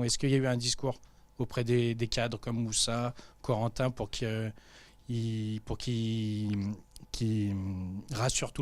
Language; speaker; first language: French; native; French